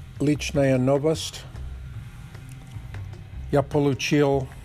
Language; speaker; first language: Russian; non-native, learner; English